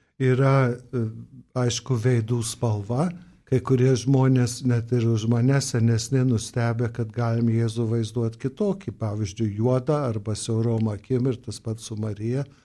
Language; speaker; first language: Lithuanian; early bilingual, heritage; Lithuanian